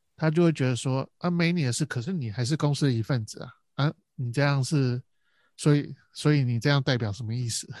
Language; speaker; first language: Chinese; native; Chinese